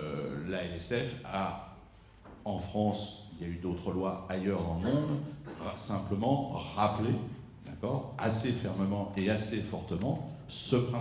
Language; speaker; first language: French; native; French